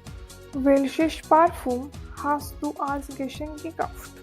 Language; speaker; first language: German; non-native, fluent; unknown